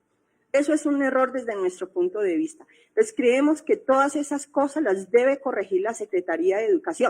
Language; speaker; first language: Spanish; native; Spanish